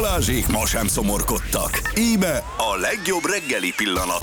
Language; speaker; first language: Hungarian; native; Hungarian